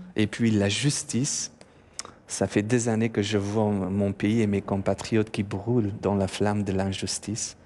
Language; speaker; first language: French; non-native, fluent; Persian